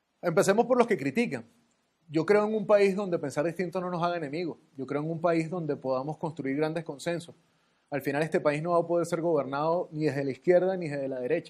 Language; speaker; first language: Spanish; native; Spanish